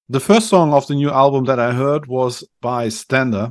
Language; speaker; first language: English; non-native, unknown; German